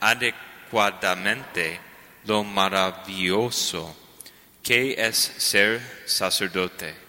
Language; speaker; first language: Spanish; non-native, learner; English